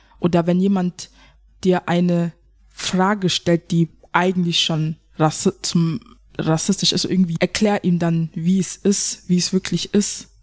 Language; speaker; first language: German; early bilingual, other home language; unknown